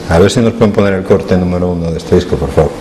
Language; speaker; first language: Spanish; native; Spanish